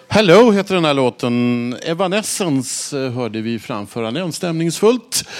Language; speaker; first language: Swedish; native; Swedish